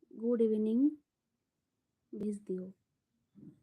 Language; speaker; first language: Hindi; non-native, local second language; Bangla